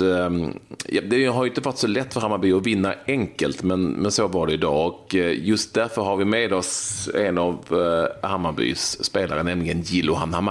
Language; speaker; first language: Swedish; native; Swedish